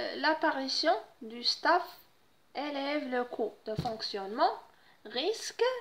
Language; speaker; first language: French; non-native, local second language; Arabic